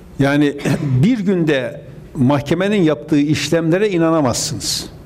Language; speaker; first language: Turkish; native; Turkish